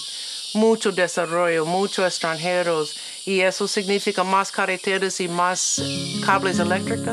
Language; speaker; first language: Spanish; non-native, learner; English